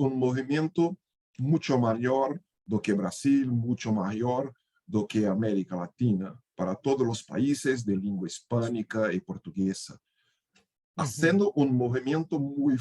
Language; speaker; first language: Spanish; non-native, fluent; Portuguese